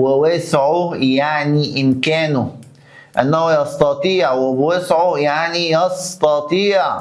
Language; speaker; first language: Arabic; native; Arabic